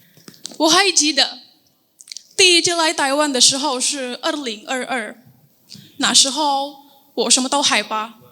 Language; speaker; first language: Chinese; non-native, learner; Indonesian